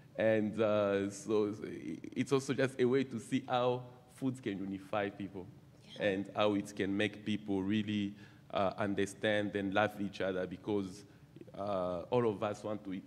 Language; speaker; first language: English; non-native, fluent; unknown